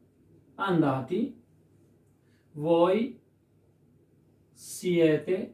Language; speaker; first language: Italian; non-native, learner; Urdu